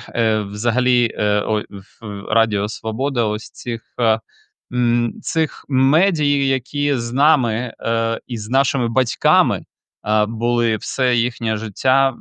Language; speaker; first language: Ukrainian; native; Ukrainian